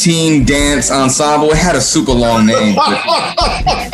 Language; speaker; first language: English; native; English